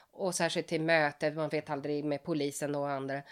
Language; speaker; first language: Swedish; non-native, fluent; Portuguese